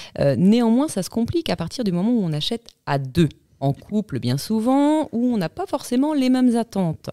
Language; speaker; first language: French; native; French